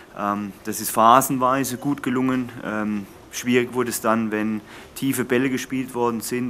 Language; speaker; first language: German; native; German